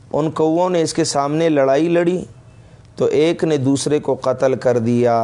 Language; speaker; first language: Urdu; non-native, local second language; Pashto